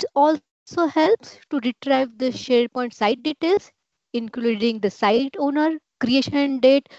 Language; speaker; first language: English; non-native, local second language; Marathi